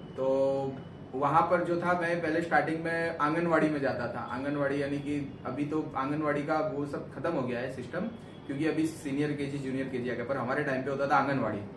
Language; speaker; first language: Hindi; native; Hindi